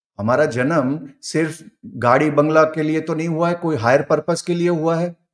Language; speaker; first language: Hindi; non-native, local second language; Gujarati